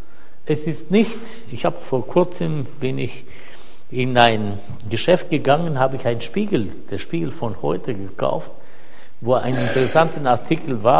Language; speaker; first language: German; non-native, fluent; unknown